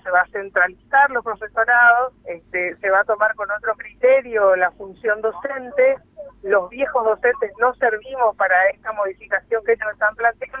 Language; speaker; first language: Spanish; native; Spanish